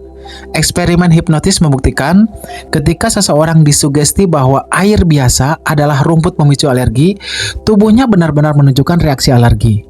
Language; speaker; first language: Indonesian; native; Indonesian